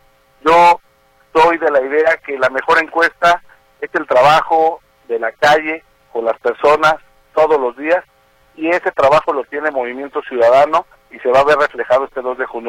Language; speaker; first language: Spanish; native; Spanish